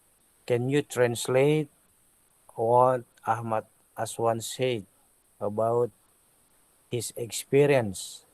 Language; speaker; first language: English; non-native, learner; Indonesian